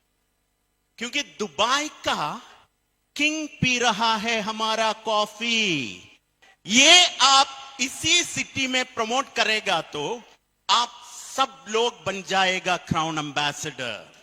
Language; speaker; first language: Hindi; non-native, fluent; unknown